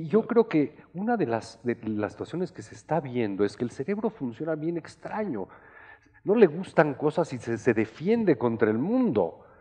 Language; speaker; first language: Spanish; native; Spanish